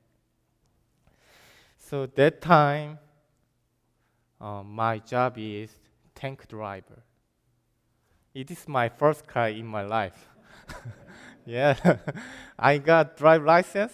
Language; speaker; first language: English; non-native, learner; Korean